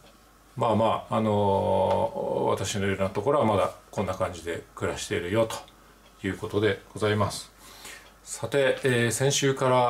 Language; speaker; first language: Japanese; native; Japanese